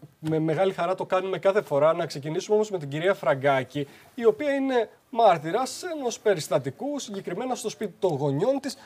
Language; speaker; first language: Greek; native; Greek